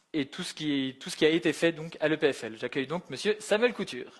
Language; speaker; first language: French; native; French